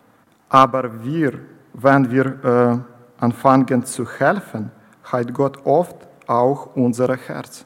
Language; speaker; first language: German; non-native, learner; Ukrainian